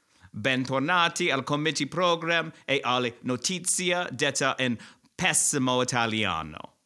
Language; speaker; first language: Italian; non-native, learner; English